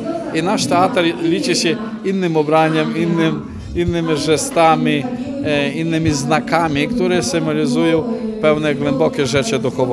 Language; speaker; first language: Polish; non-native, fluent; Ukrainian